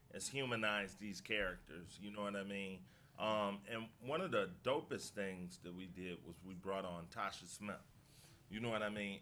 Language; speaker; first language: English; native; English